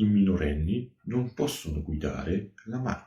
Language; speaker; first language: Italian; non-native, fluent; Georgian